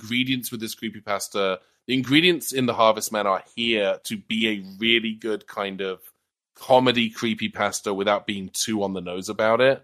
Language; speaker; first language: English; native; English